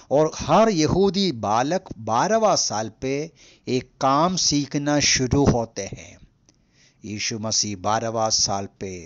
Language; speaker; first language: Hindi; non-native, local second language; Malayalam